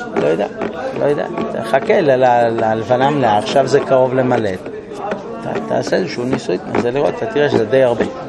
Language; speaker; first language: Hebrew; non-native, fluent; English